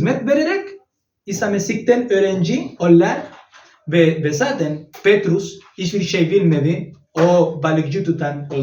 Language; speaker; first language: Turkish; non-native, learner; Spanish